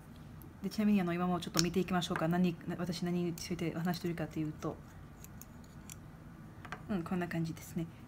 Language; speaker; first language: Japanese; non-native, fluent; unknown